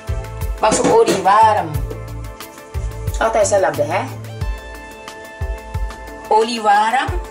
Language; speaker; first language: Dutch; non-native, learner; Thai